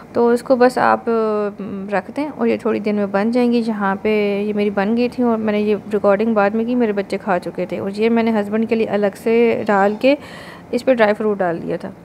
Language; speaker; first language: Urdu; native; Urdu